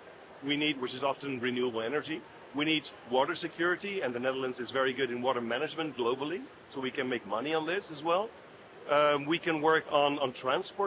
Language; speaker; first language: English; non-native, fluent; Dutch